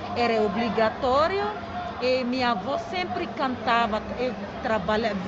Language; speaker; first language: Portuguese; non-native, fluent; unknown